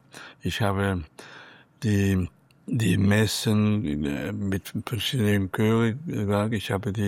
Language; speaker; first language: German; non-native, fluent; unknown